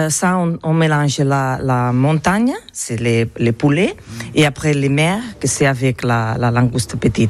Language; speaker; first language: French; non-native, local second language; Catalan